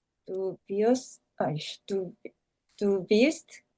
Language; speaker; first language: German; non-native, learner; Korean